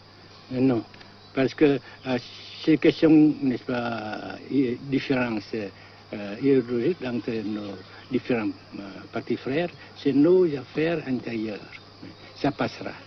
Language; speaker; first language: French; non-native, fluent; Vietnamese